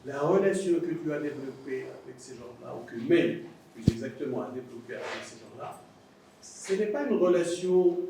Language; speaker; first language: French; non-native, local second language; Arabic